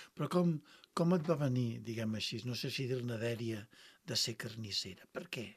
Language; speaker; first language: Catalan; native; Catalan